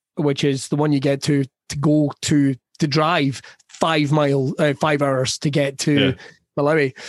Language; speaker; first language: English; native; English